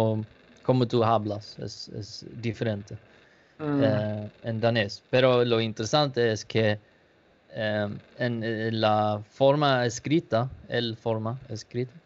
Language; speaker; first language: Spanish; non-native, learner; Danish